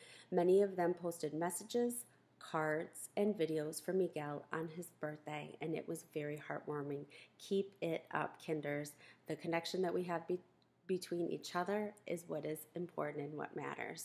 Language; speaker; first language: English; native; English